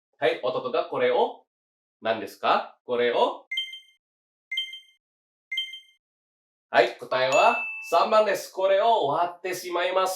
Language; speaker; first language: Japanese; non-native, fluent; Indonesian